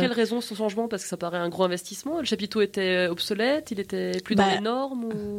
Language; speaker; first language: French; native; French